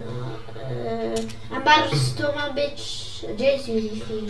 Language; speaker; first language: Polish; early bilingual, heritage; Polish